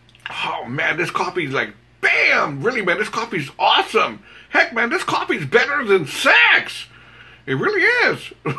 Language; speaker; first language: English; native; English